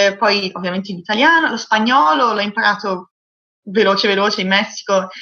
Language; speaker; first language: Italian; early bilingual, heritage; Italian